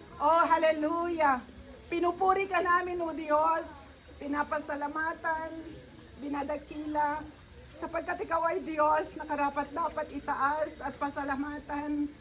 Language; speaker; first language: Filipino; non-native, local second language; Iloko